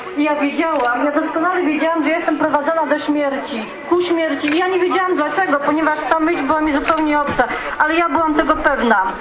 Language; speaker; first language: Polish; native; Polish